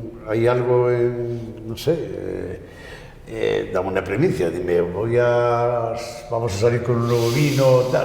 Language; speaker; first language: Spanish; native; Spanish